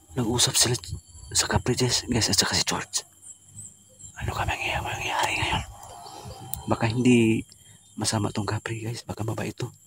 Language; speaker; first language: Filipino; non-native, local second language; Cebuano